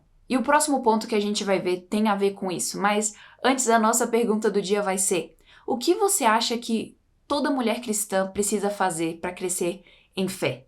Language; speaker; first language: Portuguese; native; Portuguese